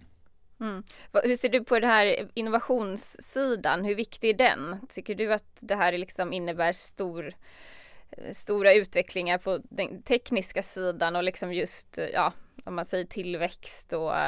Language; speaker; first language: Swedish; native; Swedish